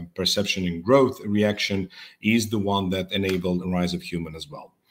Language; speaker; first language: English; non-native, fluent; Serbian